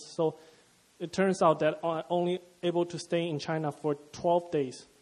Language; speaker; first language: English; non-native, fluent; Chinese